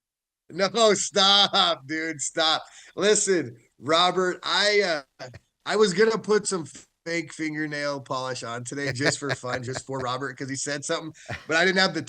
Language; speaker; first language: English; native; English